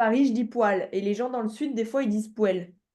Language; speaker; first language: French; native; French